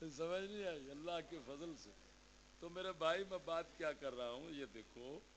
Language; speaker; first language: Urdu; native; Urdu